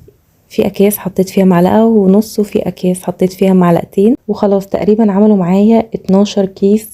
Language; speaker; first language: Arabic; native; Arabic